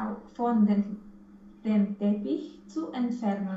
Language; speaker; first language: German; non-native, learner; Romanian